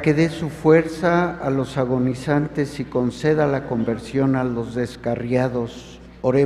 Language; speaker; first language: Spanish; native; Spanish